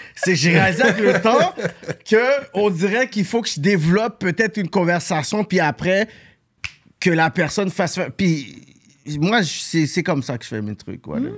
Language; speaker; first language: French; native; French